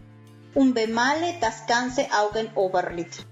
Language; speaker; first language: German; non-native, fluent; Spanish